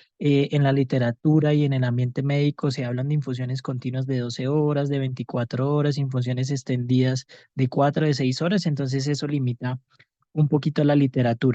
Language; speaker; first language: Spanish; native; Spanish